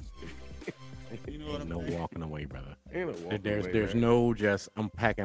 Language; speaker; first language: English; native; English